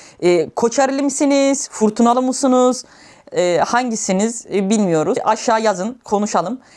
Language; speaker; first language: Turkish; native; Turkish